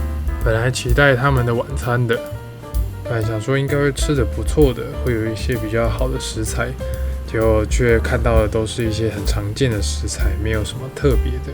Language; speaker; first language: Chinese; native; Chinese